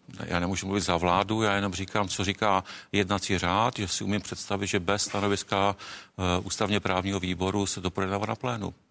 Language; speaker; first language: Czech; native; Czech